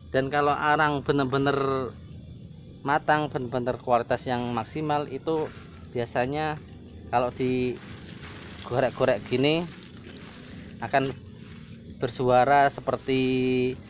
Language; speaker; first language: Indonesian; non-native, local second language; Javanese